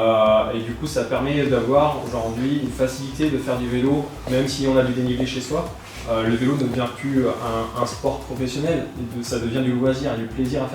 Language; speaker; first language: French; native; French